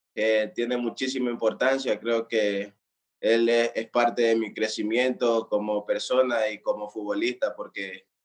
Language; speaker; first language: Spanish; native; Spanish